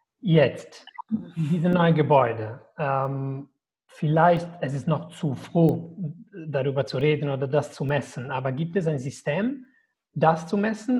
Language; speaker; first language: German; non-native, learner; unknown